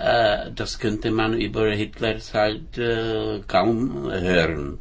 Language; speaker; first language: German; non-native, fluent; Czech